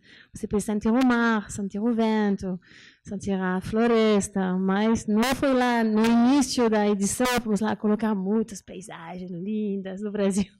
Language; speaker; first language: Portuguese; non-native, learner; French